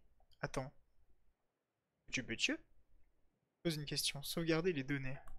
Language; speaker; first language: French; native; French